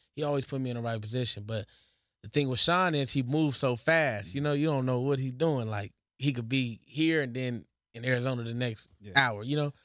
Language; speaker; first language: English; native; English